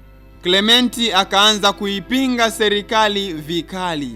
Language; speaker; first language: Swahili; native; Swahili